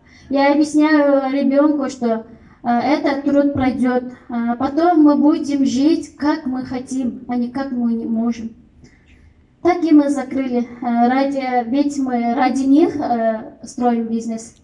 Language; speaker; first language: Russian; non-native, local second language; Kyrgyz